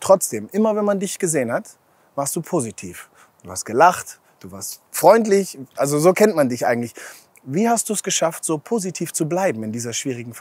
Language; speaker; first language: German; native; German